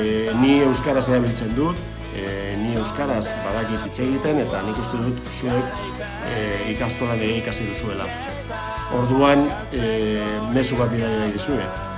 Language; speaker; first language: Basque; non-native, local second language; Spanish